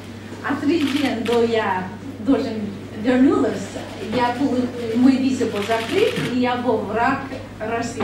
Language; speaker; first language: Russian; non-native, learner; English